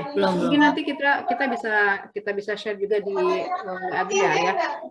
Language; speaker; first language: Indonesian; native; Indonesian